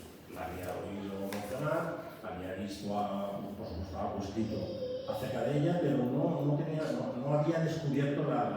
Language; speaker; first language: Spanish; native; Spanish